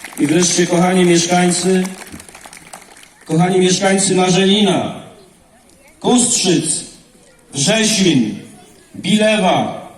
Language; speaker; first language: Polish; native; Polish